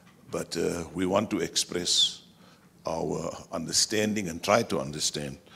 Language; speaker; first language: English; non-native, local second language; Afrikaans